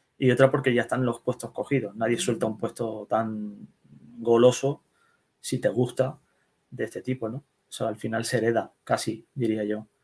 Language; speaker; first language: Spanish; early bilingual, other home language; Dutch